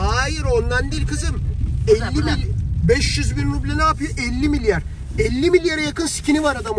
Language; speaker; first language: Turkish; native; Turkish